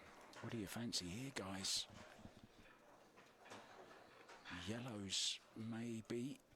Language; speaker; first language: English; native; English